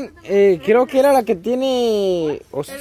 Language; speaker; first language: Spanish; native; Spanish